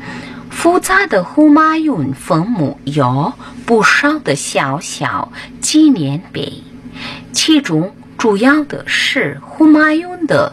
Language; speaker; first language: Chinese; non-native, fluent; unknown